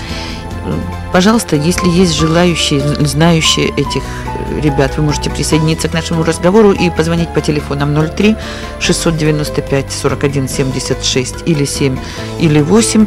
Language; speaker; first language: Russian; native; Russian